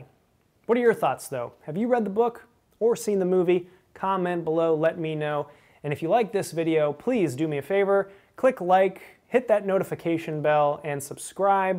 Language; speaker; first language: English; native; English